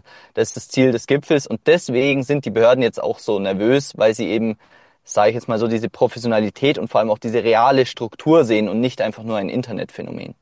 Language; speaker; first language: German; native; German